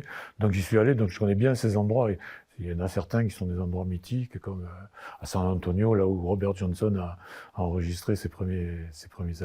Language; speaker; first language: French; native; French